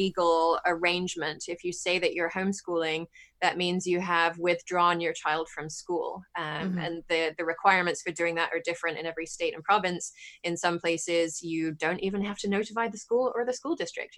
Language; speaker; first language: English; native; English